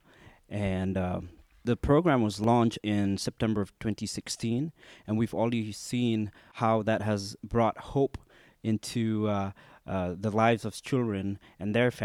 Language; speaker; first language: English; non-native, local second language; Khasi